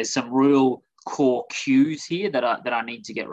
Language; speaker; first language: English; native; English